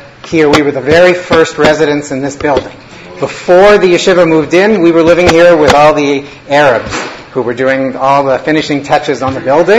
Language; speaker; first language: English; native; English